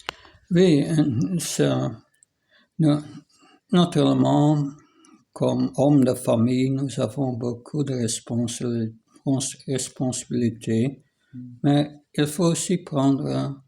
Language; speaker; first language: French; non-native, fluent; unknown